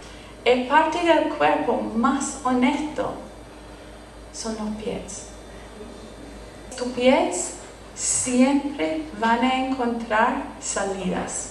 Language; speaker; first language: Spanish; non-native, fluent; English